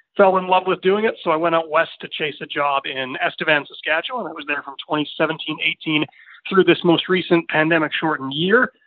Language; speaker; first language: English; native; English